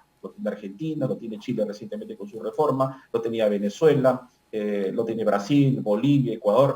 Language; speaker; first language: Spanish; native; Spanish